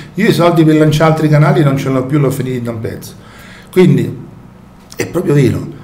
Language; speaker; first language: Italian; native; Italian